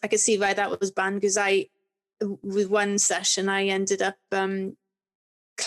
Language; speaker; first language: English; native; English